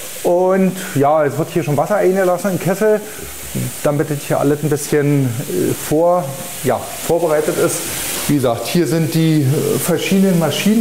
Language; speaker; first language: German; native; German